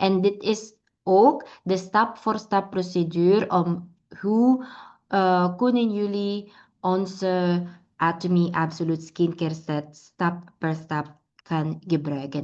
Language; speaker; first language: Dutch; non-native, learner; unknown